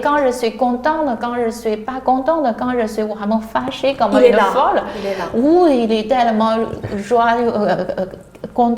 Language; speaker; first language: French; non-native, learner; Chinese